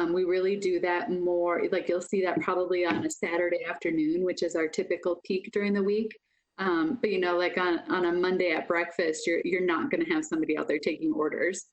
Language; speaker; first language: English; native; English